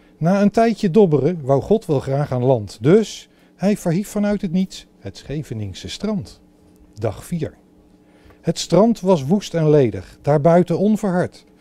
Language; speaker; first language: Dutch; native; Dutch